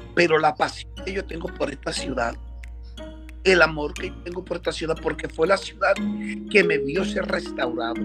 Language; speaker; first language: Spanish; early bilingual, heritage; Spanish